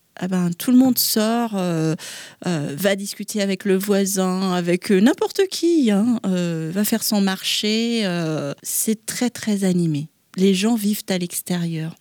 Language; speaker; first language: French; non-native, local second language; Malagasy